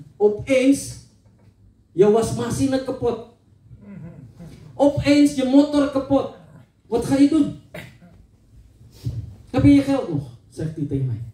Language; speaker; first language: Dutch; non-native, learner; Indonesian